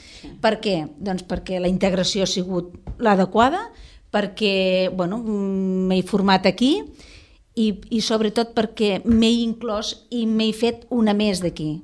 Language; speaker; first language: Catalan; non-native, local second language; Spanish